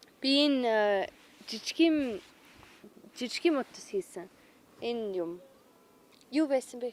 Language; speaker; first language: Mongolian; non-native, learner; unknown